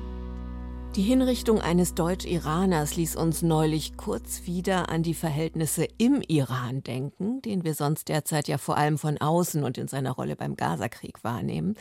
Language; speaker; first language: German; native; German